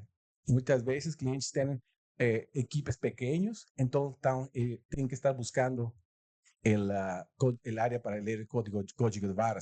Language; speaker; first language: Portuguese; non-native, learner; Spanish